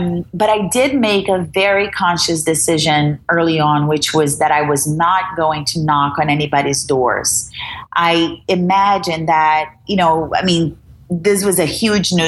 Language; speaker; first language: English; non-native, fluent; Portuguese